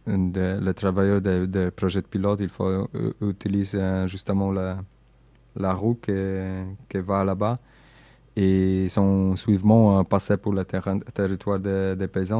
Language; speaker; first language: French; non-native, learner; Indonesian